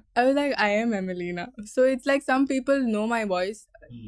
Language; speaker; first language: English; non-native, local second language; Konkani